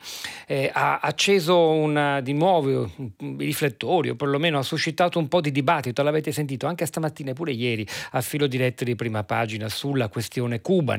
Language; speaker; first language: Italian; native; Italian